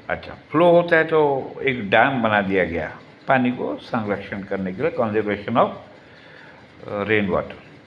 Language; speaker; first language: Hindi; non-native, local second language; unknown